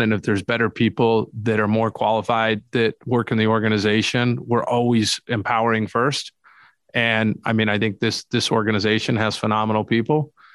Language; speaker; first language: English; native; English